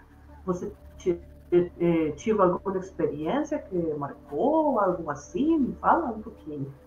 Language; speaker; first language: Portuguese; non-native, fluent; Spanish